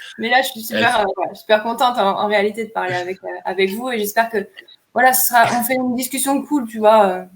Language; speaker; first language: French; native; French